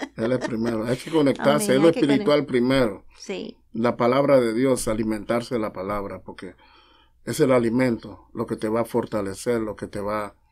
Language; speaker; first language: Spanish; native; Spanish